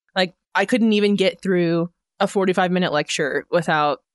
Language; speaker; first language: English; native; English